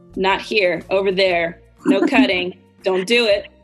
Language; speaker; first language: English; native; English